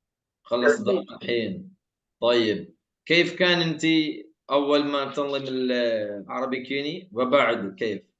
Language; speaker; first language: Arabic; non-native, fluent; Malayalam